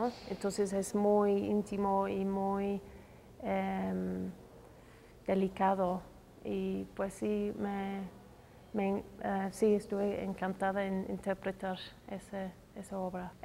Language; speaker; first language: Spanish; non-native, fluent; English